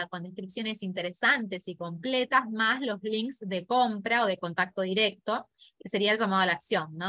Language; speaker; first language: Spanish; native; Spanish